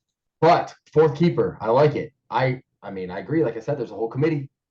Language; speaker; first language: English; native; English